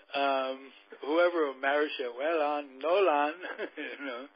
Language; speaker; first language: English; native; English